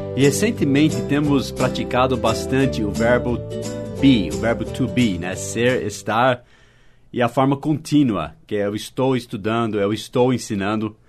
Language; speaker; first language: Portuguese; non-native, fluent; English